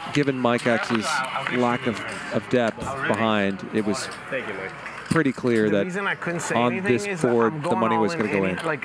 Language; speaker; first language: English; native; English